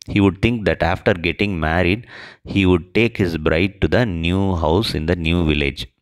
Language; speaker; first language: English; non-native, local second language; Tamil